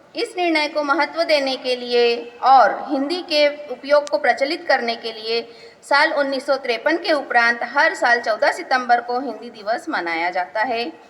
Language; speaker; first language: Hindi; native; Hindi